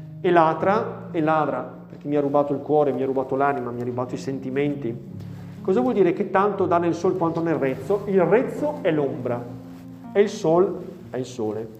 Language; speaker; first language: Italian; native; Italian